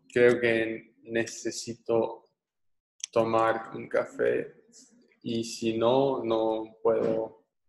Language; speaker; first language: Spanish; non-native, learner; English